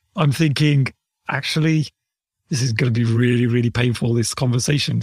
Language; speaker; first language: English; native; English